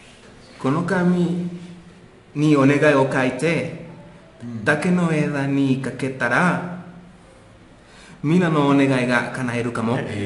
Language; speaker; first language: Japanese; non-native, learner; Spanish